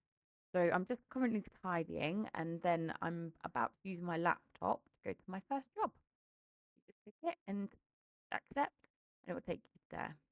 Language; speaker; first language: English; native; English